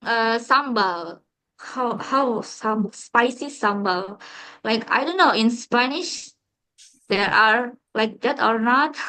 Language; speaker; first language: English; non-native, learner; Indonesian